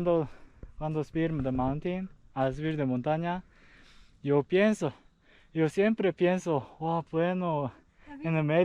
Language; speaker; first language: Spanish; non-native, learner; Korean